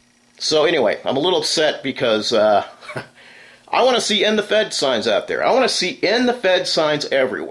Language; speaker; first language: English; native; English